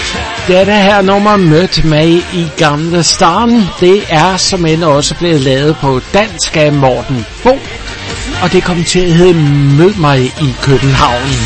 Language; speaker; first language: Danish; native; Danish